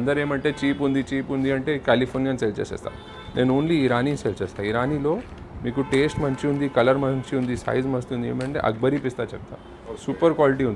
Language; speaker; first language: Telugu; non-native, local second language; Hindi